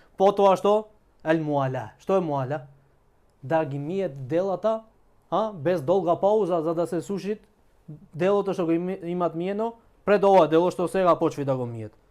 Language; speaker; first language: Macedonian; non-native, local second language; Albanian